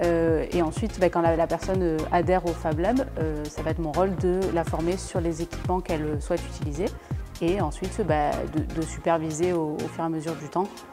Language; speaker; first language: French; native; French